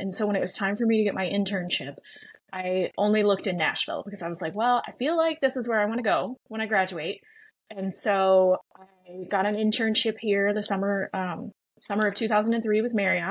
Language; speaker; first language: English; native; English